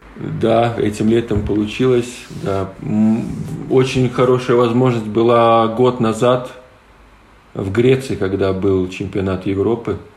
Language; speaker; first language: Russian; non-native, local second language; Polish